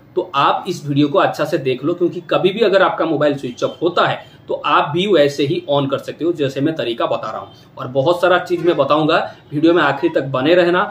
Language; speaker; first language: Hindi; non-native, local second language; Odia